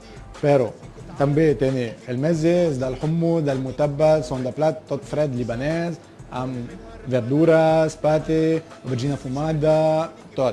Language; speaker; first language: Catalan; non-native, learner; Arabic